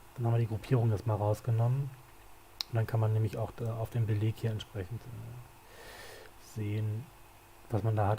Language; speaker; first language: German; native; German